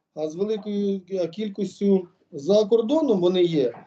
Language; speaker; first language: Ukrainian; native; Ukrainian